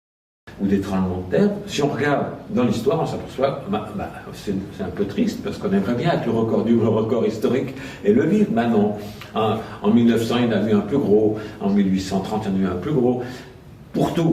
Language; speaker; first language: French; native; French